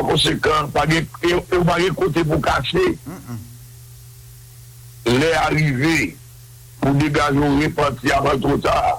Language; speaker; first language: French; non-native, local second language; Haitian Creole